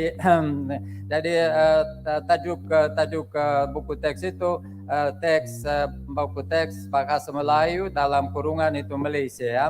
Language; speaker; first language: Indonesian; non-native, fluent; Russian